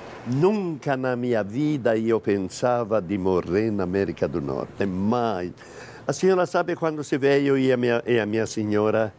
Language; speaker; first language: Portuguese; early bilingual, heritage; Italian